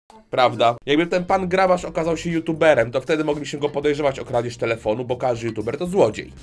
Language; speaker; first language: Polish; native; Polish